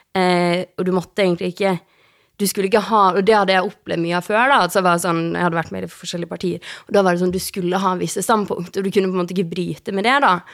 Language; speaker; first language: Norwegian; native; Norwegian